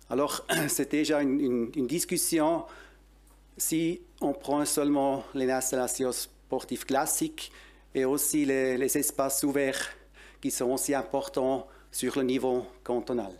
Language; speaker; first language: French; non-native, local second language; German